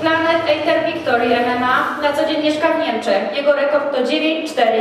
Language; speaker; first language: Polish; native; Polish